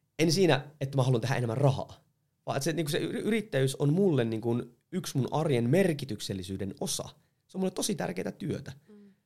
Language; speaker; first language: Finnish; native; Finnish